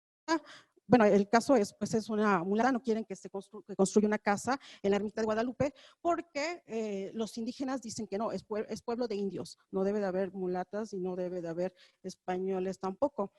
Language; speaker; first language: Spanish; native; Spanish